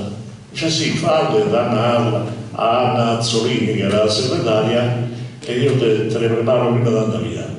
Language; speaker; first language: Italian; native; Italian